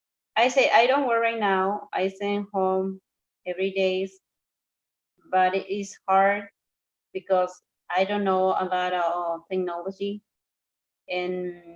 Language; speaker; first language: English; non-native, learner; Spanish